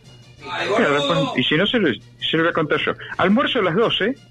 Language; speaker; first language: Spanish; native; Spanish